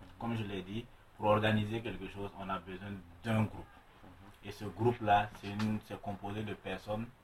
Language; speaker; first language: French; non-native, local second language; Mossi